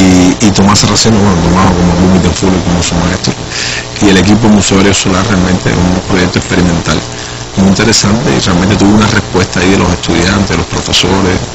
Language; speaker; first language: Spanish; native; Spanish